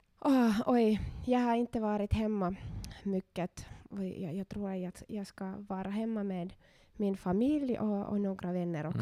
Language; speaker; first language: Swedish; non-native, local second language; Finnish